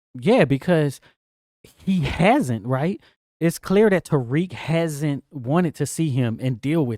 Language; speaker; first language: English; native; English